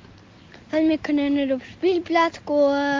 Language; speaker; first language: German; non-native, local second language; Luxembourgish